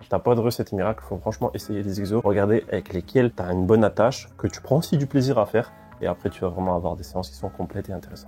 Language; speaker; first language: French; native; French